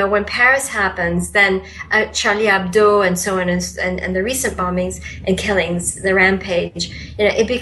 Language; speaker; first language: English; non-native, local second language; Malay